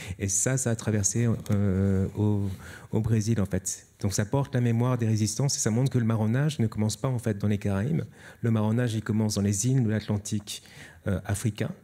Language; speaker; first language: French; native; French